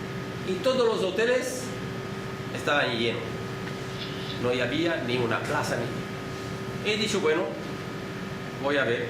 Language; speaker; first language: Spanish; non-native, learner; French